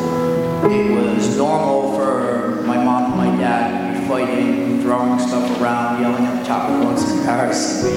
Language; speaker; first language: English; native; English